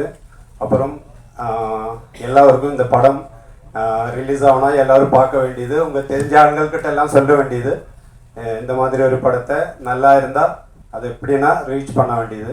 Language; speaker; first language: Tamil; non-native, learner; Malayalam